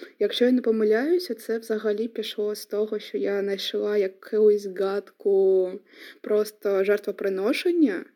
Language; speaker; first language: Ukrainian; non-native, local second language; Russian